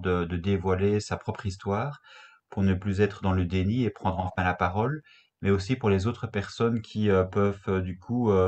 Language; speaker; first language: French; native; French